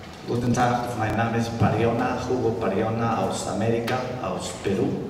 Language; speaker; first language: German; non-native, fluent; Spanish